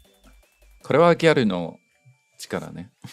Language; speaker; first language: Japanese; non-native, learner; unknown